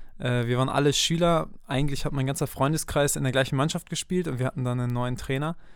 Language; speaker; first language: German; native; German